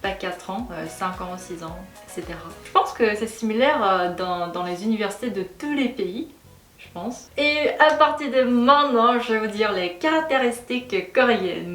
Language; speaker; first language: French; non-native, fluent; Korean